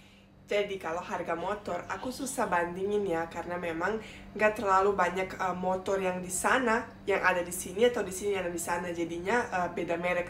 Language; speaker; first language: Indonesian; non-native, fluent; Bosnian